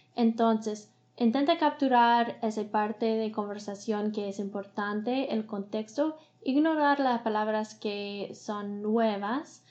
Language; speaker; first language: Spanish; non-native, learner; English